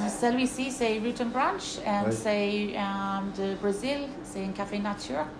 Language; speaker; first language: French; non-native, learner; English